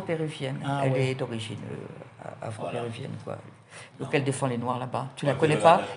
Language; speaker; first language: French; native; French